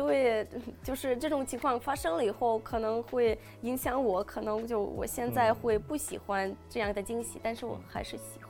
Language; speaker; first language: Chinese; non-native, fluent; Russian